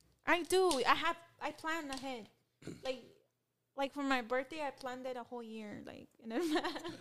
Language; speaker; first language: English; early bilingual, other home language; Spanish